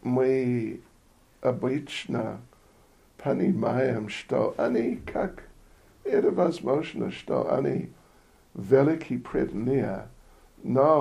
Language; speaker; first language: Russian; non-native, learner; English